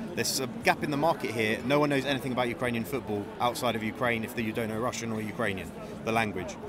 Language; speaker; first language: English; native; English